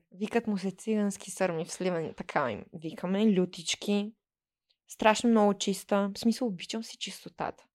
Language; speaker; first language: Bulgarian; early bilingual, heritage; Bulgarian